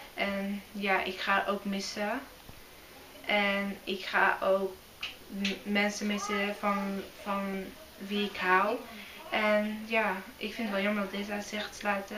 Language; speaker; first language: Dutch; early bilingual, other home language; Arabic